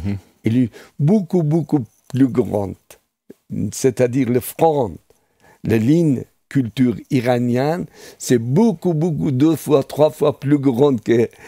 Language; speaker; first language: French; non-native, fluent; Persian